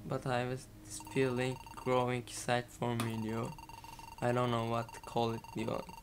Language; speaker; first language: English; non-native, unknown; Turkish